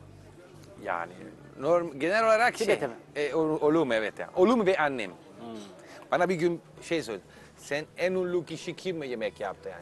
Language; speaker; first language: Turkish; non-native, learner; Italian